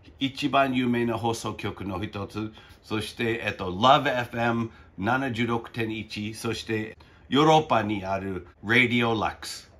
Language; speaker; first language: Japanese; non-native, fluent; English